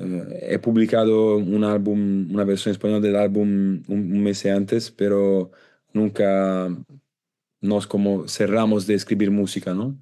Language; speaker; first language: Spanish; non-native, learner; Italian